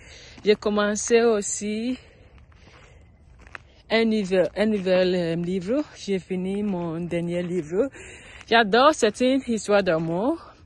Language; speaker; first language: French; non-native, learner; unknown